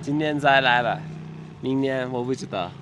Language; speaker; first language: Chinese; non-native, learner; Turkish